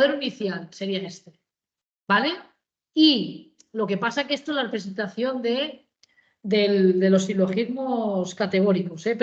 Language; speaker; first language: Spanish; native; Spanish